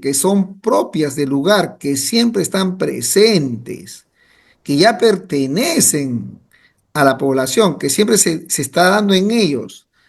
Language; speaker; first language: Spanish; native; Spanish